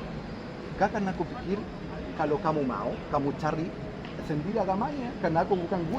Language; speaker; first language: Indonesian; non-native, fluent; Spanish